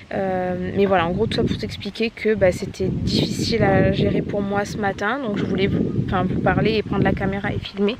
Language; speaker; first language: French; native; French